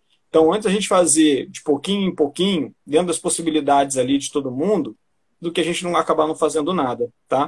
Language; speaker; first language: Portuguese; native; Portuguese